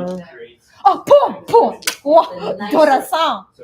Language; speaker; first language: Japanese; non-native, learner; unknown